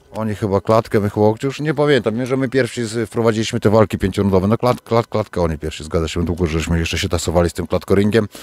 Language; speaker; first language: Polish; native; Polish